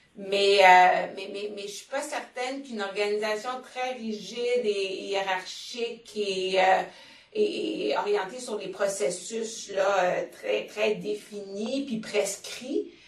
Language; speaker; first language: French; native; French